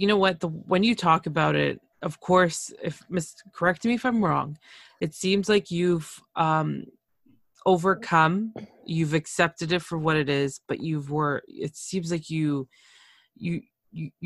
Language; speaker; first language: English; early bilingual, other home language; Spanish